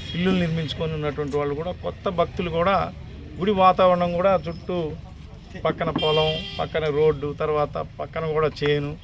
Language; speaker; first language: Telugu; native; Telugu